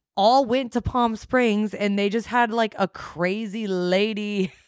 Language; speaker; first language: English; native; English